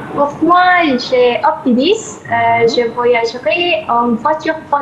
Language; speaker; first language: French; non-native, learner; Malay